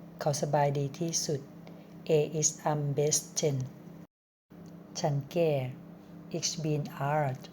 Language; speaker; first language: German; non-native, learner; Thai